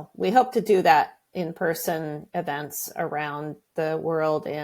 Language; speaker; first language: English; native; English